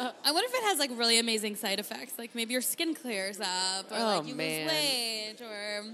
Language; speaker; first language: English; native; English